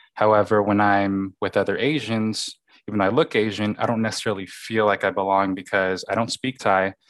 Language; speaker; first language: English; early bilingual, other home language; Spanish